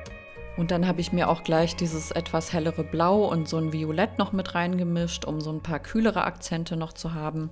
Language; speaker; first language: German; native; German